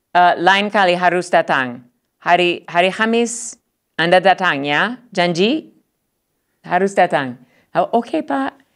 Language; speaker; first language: Indonesian; non-native, learner; English